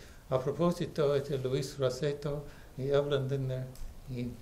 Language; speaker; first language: Spanish; non-native, fluent; English